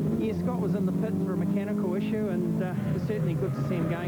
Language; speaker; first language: English; native; English